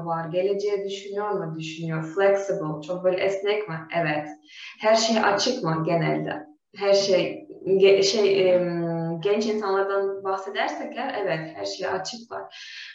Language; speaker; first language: Turkish; non-native, fluent; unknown